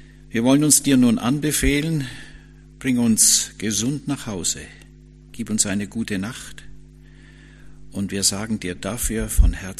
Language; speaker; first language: German; native; German